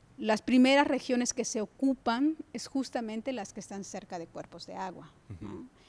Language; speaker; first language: Spanish; native; Spanish